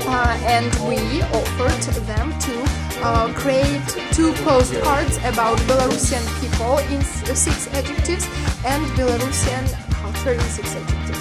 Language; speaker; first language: English; non-native, fluent; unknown